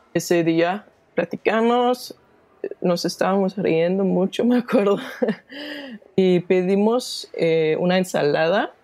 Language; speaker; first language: Spanish; non-native, fluent; Danish